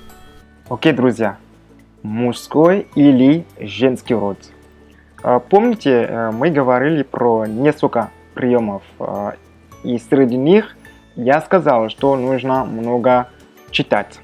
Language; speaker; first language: Russian; non-native, fluent; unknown